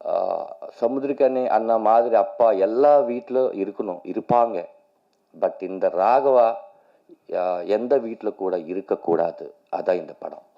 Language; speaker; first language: Tamil; non-native, learner; Telugu